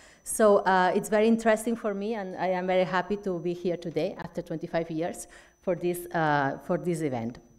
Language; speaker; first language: English; non-native, fluent; Catalan